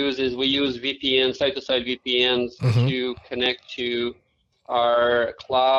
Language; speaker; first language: English; non-native, fluent; Albanian